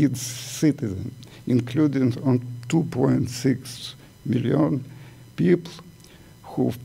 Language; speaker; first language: English; non-native, learner; Ukrainian